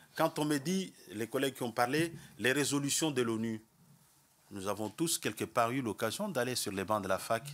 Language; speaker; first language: French; non-native, local second language; Comorian